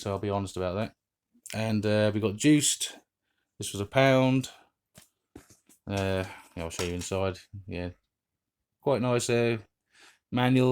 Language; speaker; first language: English; native; English